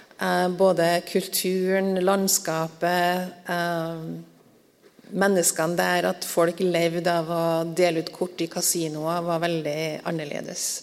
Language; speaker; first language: Norwegian; native; Norwegian